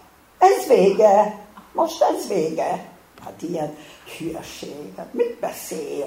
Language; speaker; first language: Hungarian; early bilingual, heritage; Hungarian